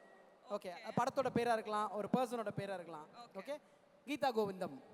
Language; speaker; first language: Tamil; native; Tamil